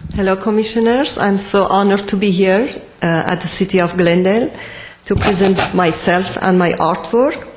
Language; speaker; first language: English; non-native, fluent; Persian